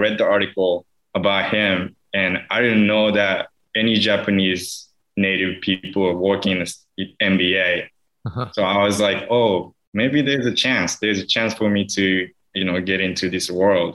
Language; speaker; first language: English; non-native, fluent; Japanese